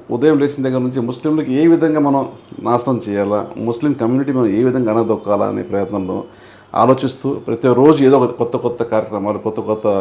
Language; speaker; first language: Telugu; native; Telugu